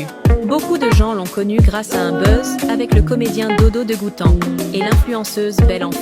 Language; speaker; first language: French; non-native, local second language; Haitian Creole